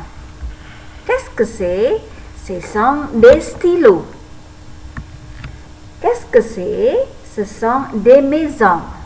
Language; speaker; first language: French; non-native, fluent; Indonesian